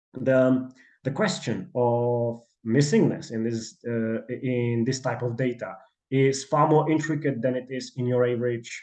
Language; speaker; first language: English; non-native, fluent; Czech